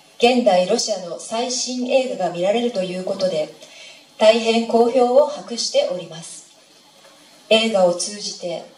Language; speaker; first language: Japanese; native; Japanese